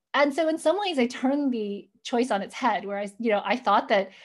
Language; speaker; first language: English; native; English